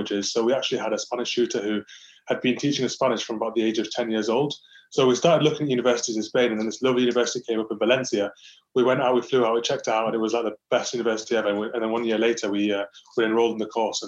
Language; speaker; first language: English; native; English